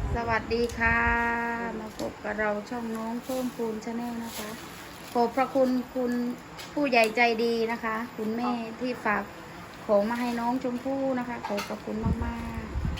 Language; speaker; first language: Thai; native; Thai